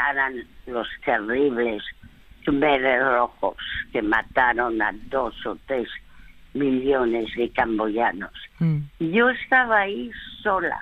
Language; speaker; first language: Spanish; early bilingual, other home language; French